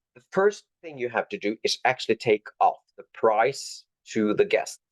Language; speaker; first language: English; non-native, fluent; Norwegian